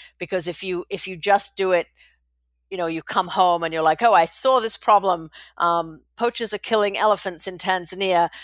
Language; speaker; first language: English; native; English